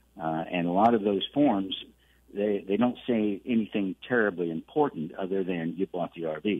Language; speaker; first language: English; native; English